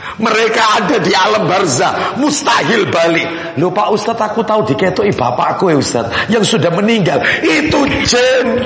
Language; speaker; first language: Indonesian; non-native, local second language; Javanese